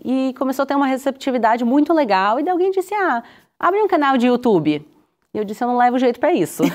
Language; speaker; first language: Portuguese; native; Portuguese